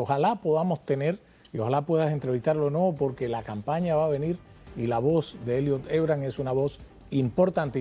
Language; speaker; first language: Spanish; native; Spanish